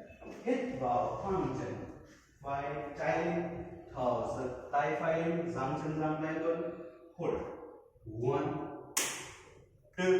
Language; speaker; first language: Vietnamese; non-native, learner; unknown